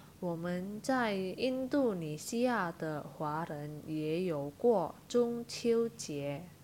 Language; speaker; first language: Chinese; non-native, fluent; Indonesian